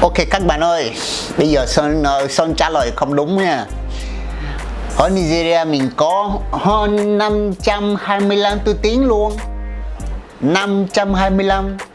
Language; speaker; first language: Vietnamese; non-native, fluent; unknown